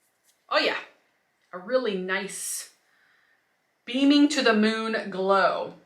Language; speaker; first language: English; native; English